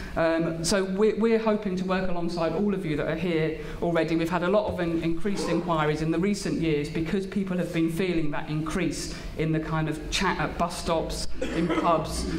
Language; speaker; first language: English; native; English